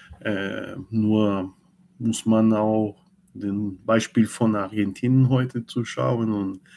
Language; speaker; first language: German; non-native, learner; Portuguese